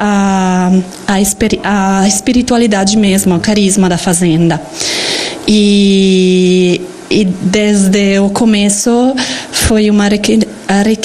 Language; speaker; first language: Portuguese; non-native, fluent; Italian